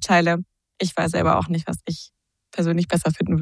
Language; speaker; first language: German; native; German